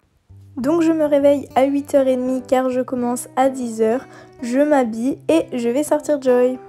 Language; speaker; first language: French; native; French